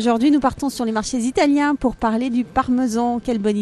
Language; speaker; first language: French; native; French